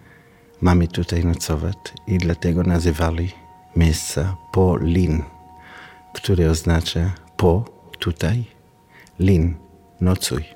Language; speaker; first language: Polish; non-native, learner; Hebrew